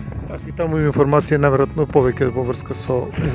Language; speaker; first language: Macedonian; native; Macedonian